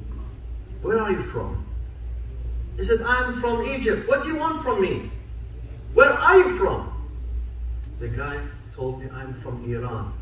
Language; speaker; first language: English; non-native, fluent; Arabic